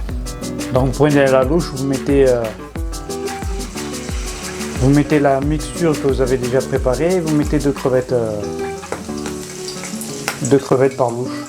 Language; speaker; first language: French; native; French